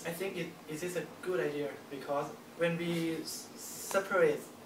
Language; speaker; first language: English; non-native, learner; Thai